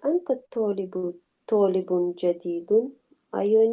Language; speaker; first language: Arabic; non-native, learner; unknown